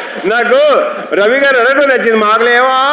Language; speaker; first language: Telugu; native; Telugu